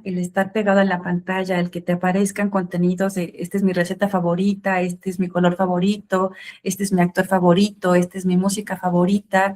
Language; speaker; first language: Spanish; native; Spanish